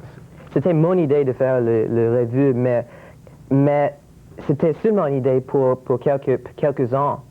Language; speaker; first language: French; non-native, local second language; English